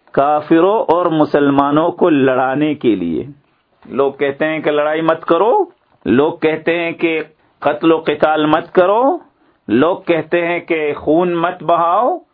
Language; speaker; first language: Urdu; native; Urdu